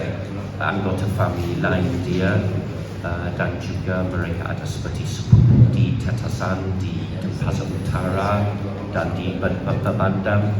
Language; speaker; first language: Indonesian; non-native, learner; English